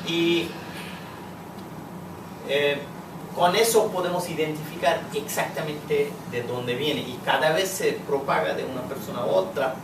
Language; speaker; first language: Spanish; non-native, fluent; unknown